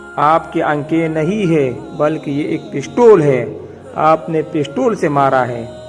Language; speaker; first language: Urdu; non-native, local second language; Pashto